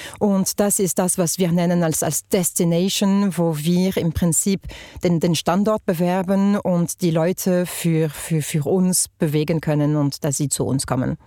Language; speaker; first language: German; non-native, fluent; French